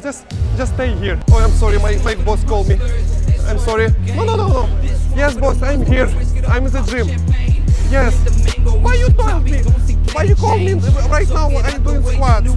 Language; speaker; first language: English; non-native, learner; Russian